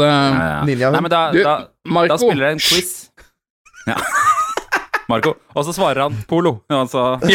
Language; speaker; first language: Norwegian; native; Norwegian